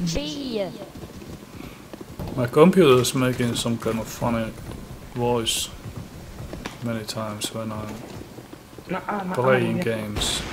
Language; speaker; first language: English; non-native, fluent; Finnish